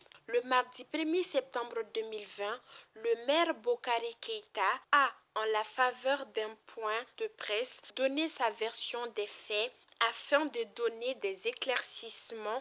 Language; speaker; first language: French; non-native, local second language; Bambara